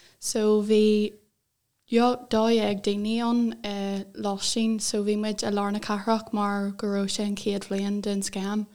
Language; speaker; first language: Irish; non-native, local second language; English